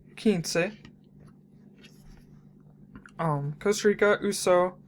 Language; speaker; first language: Spanish; non-native, learner; English